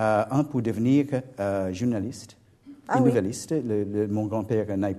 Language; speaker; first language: French; non-native, fluent; English